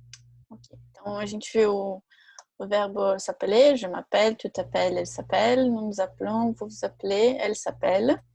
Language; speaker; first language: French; non-native, fluent; Portuguese